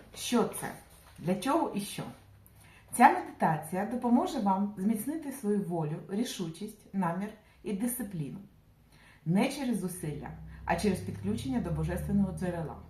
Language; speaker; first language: Ukrainian; non-native, local second language; Russian